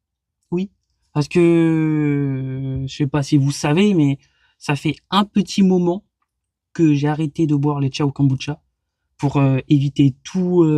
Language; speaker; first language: French; native; French